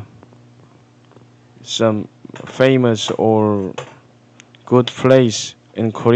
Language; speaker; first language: English; non-native, fluent; Korean